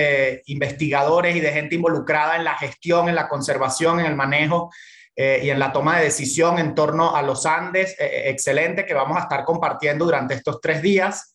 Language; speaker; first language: Spanish; native; Spanish